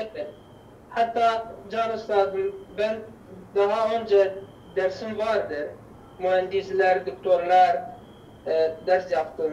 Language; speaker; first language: Turkish; non-native, learner; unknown